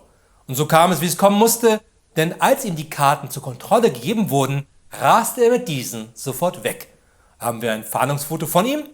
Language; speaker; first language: German; native; German